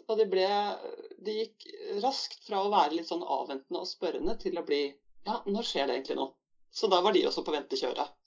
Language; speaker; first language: Norwegian; native; Norwegian